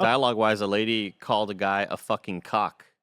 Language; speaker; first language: English; native; English